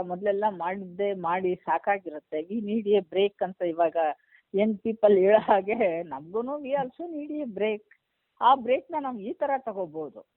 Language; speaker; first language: Kannada; native; Kannada